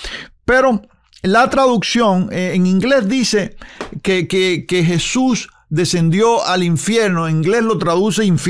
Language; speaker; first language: Spanish; native; Spanish